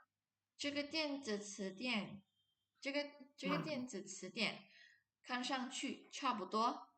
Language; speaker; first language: Chinese; non-native, fluent; Indonesian